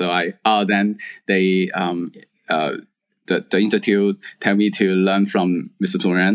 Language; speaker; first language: English; non-native, local second language; Cantonese